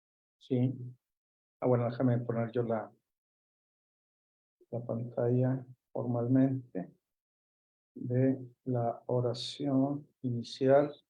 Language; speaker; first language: Spanish; native; Spanish